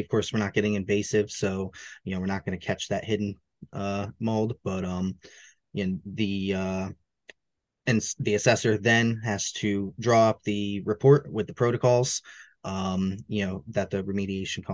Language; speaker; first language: English; native; English